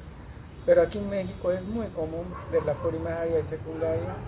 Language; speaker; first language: Spanish; non-native, learner; Japanese